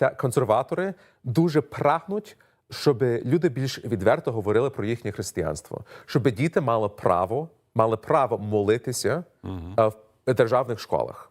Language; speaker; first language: Ukrainian; early bilingual, heritage; Ukrainian